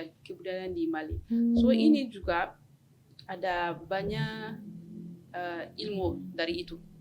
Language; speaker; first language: Indonesian; non-native, learner; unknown